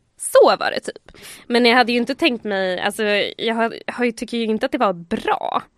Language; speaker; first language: Swedish; early bilingual, other home language; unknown